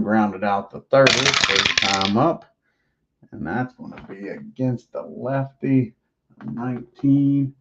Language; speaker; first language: English; native; English